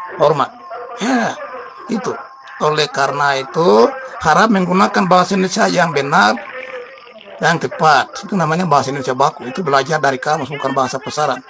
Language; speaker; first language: Indonesian; non-native, local second language; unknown